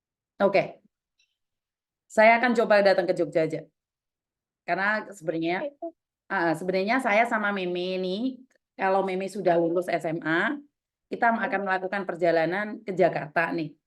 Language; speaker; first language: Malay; non-native, local second language; Javanese